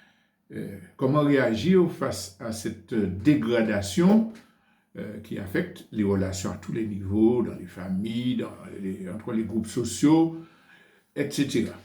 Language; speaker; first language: French; native; French